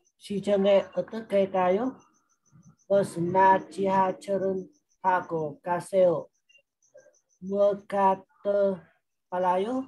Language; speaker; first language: Korean; non-native, learner; Vietnamese